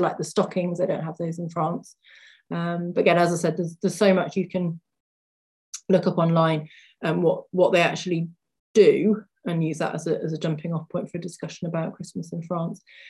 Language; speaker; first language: English; native; English